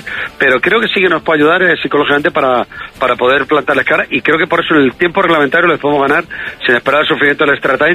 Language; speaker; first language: Spanish; native; Spanish